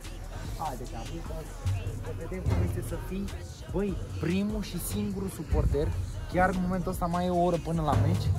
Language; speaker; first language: Romanian; native; Romanian